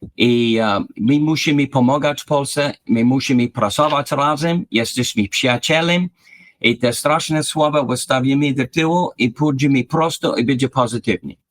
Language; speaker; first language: Polish; early bilingual, heritage; English